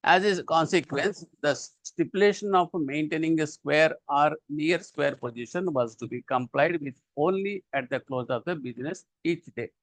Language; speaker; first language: English; non-native, local second language; Telugu